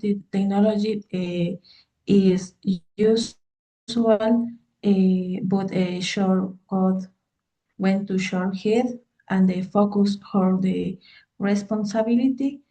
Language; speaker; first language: English; non-native, learner; Spanish